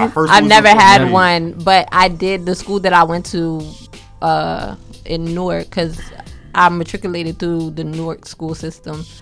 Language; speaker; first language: English; early bilingual, other home language; Haitian Creole